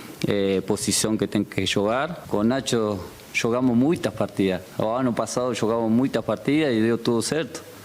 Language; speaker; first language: Portuguese; non-native, learner; Spanish